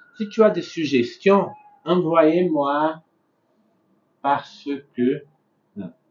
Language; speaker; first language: French; non-native, fluent; Portuguese